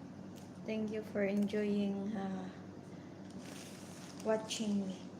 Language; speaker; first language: English; non-native, learner; Bikol